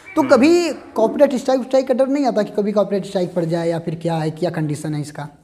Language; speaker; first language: Hindi; native; Hindi